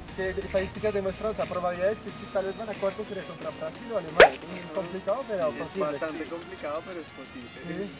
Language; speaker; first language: Spanish; non-native, fluent; French